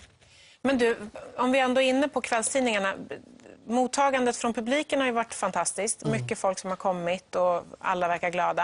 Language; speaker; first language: Swedish; native; Swedish